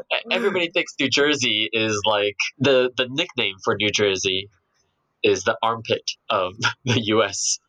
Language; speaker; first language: English; early bilingual, other home language; Chinese